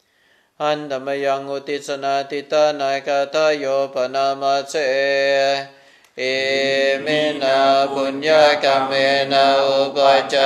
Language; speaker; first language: Russian; non-native, learner; Thai